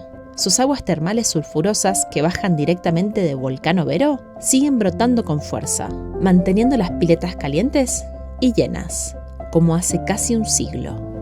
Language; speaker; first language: Spanish; native; Spanish